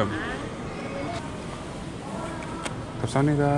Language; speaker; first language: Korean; non-native, learner; English